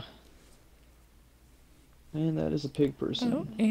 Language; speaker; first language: English; native; English